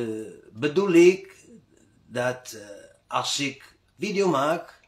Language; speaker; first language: Dutch; non-native, learner; Italian